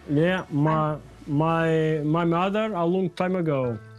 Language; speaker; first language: English; non-native, learner; Portuguese